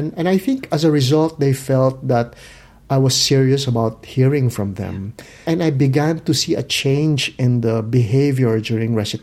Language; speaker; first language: English; non-native, local second language; Filipino